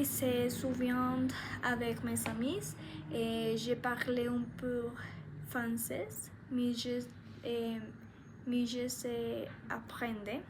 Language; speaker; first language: French; non-native, learner; Spanish